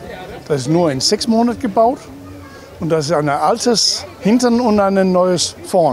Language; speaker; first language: German; non-native, learner; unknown